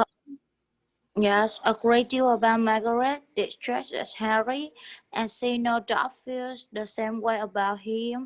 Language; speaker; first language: English; non-native, learner; Vietnamese